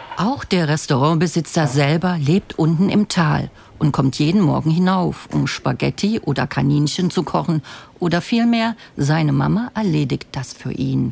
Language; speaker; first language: German; native; German